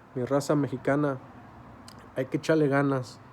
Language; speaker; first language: Spanish; early bilingual, other home language; English